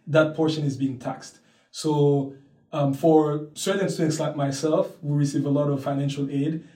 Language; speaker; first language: English; non-native, fluent; Haitian Creole